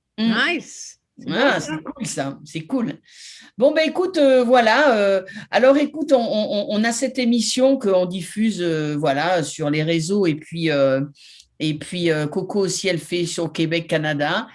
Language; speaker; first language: French; native; French